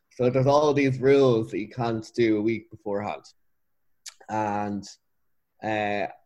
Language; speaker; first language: English; native; English